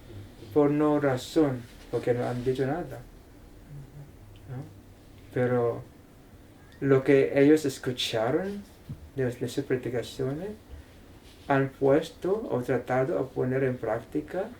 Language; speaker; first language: Spanish; non-native, learner; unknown